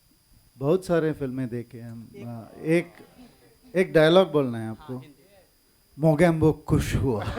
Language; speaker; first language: Hindi; non-native, local second language; Tamil